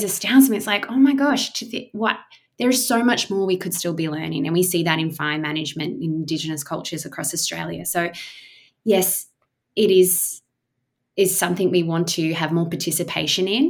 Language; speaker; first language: English; native; English